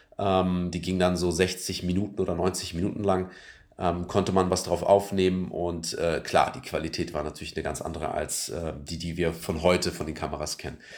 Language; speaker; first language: German; early bilingual, other home language; Turkish